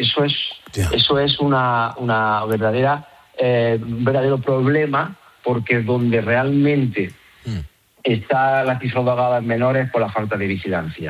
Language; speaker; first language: Spanish; native; Spanish